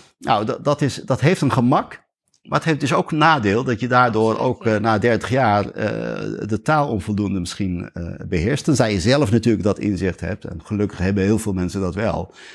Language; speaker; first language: Dutch; early bilingual, other home language; Riffian